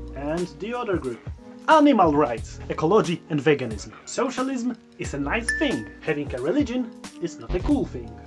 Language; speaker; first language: English; non-native, fluent; Polish